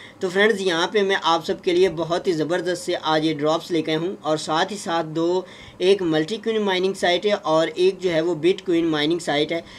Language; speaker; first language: Urdu; native; Urdu